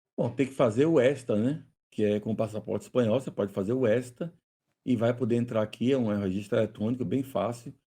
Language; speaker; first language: Portuguese; native; Portuguese